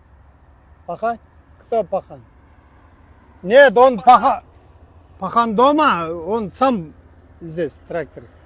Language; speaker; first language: Russian; non-native, local second language; Kyrgyz